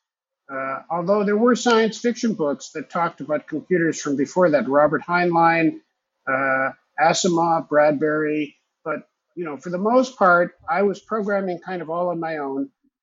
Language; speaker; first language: English; early bilingual, other home language; Hebrew